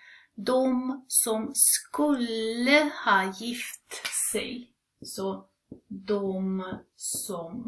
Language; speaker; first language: Swedish; non-native, fluent; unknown